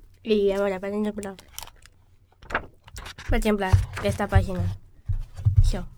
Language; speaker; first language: Catalan; non-native, local second language; Spanish